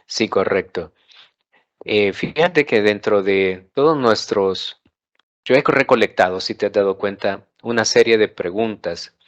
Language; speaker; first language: Spanish; native; Spanish